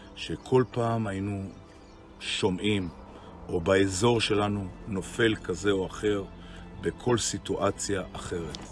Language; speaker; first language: Hebrew; native; Hebrew